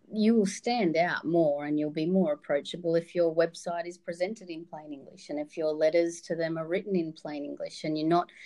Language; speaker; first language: English; native; English